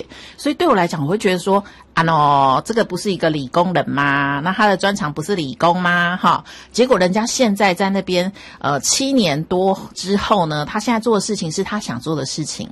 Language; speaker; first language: Chinese; native; Chinese